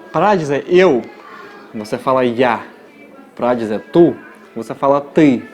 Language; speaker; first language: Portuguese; non-native, fluent; Russian